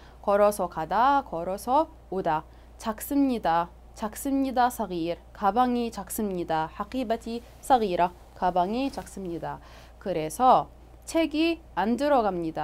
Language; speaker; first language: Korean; non-native, fluent; Arabic